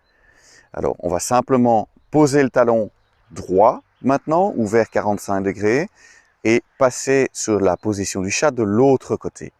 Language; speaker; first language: French; native; French